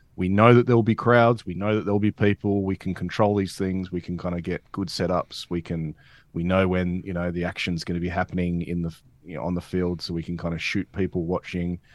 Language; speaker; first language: English; native; English